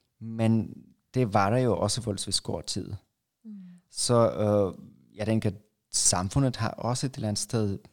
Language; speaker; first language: Danish; non-native, fluent; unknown